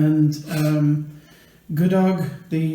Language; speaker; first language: English; native; English